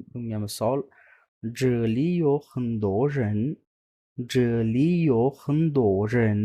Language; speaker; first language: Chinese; non-native, fluent; Uzbek